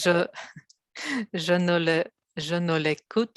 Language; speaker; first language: French; non-native, learner; Russian